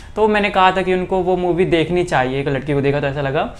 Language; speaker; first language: Hindi; native; Hindi